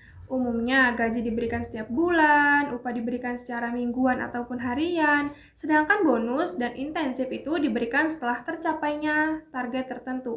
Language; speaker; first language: Indonesian; native; Indonesian